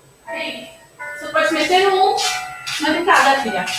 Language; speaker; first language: Portuguese; non-native, local second language; Tetum